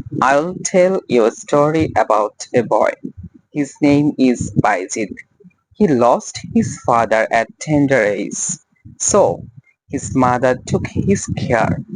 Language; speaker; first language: English; non-native, local second language; Bangla